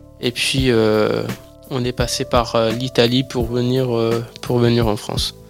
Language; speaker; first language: French; early bilingual, other home language; Persian